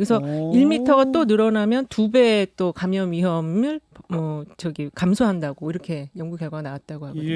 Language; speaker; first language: Korean; native; Korean